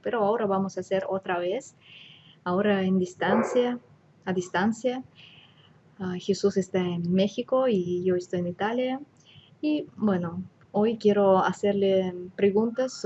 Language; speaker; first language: Spanish; non-native, fluent; Russian